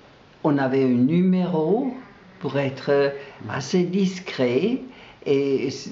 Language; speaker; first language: French; non-native, local second language; German